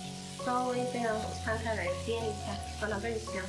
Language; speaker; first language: Chinese; native; Chinese